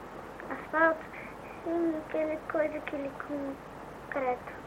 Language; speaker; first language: Portuguese; early bilingual, heritage; Portuguese